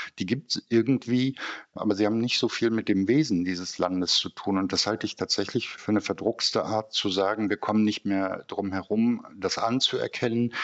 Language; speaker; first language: German; early bilingual, other home language; Turkish